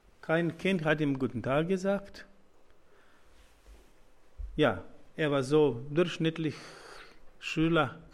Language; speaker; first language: German; non-native, learner; Croatian